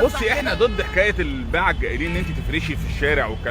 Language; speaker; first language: Arabic; native; Arabic